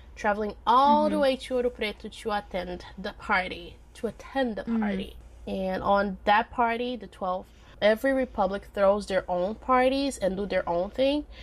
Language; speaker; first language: English; non-native, fluent; Portuguese